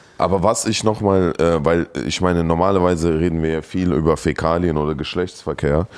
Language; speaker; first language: German; early bilingual, other home language; Russian